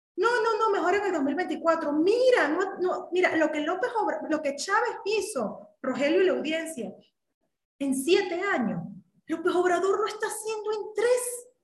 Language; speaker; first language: Spanish; native; Spanish